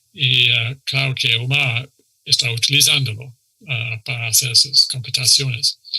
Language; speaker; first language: Spanish; non-native, fluent; English